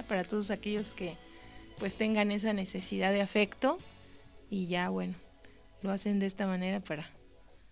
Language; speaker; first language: Spanish; native; Spanish